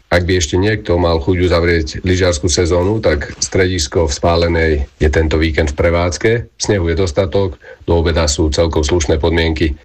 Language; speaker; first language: Slovak; native; Slovak